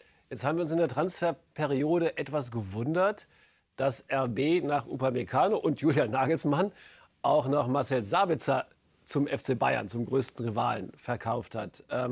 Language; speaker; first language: German; native; German